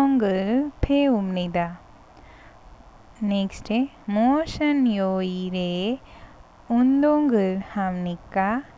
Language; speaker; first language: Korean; non-native, learner; Hindi